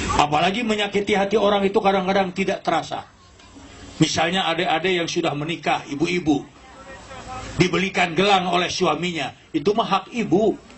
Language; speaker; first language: Indonesian; non-native, local second language; Sundanese